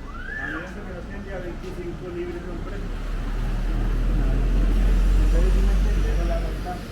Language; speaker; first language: Spanish; native; Spanish